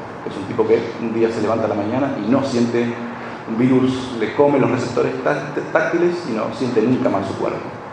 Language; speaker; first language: Spanish; native; Spanish